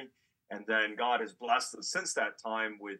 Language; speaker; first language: English; native; English